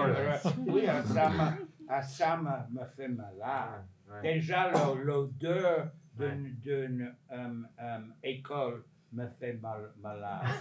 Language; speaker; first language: French; non-native, fluent; English